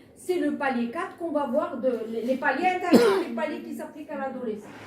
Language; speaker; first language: French; non-native, local second language; Arabic